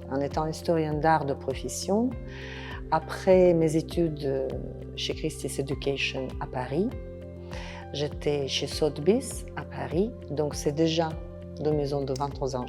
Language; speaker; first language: French; non-native, fluent; Russian